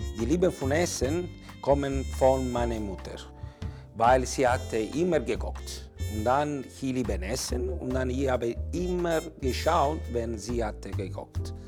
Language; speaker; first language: German; non-native, learner; Italian